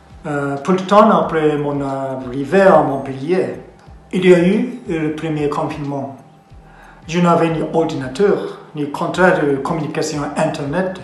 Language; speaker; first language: French; non-native, learner; Japanese